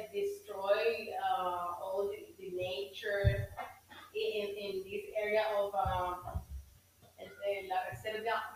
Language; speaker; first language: English; non-native, learner; Spanish